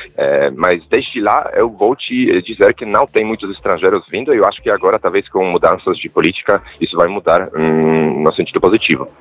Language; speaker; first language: Portuguese; non-native, fluent; Polish